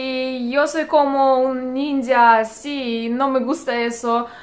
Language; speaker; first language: Spanish; non-native, learner; Russian